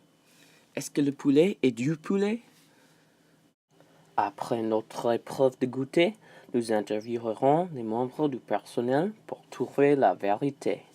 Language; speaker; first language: French; non-native, learner; English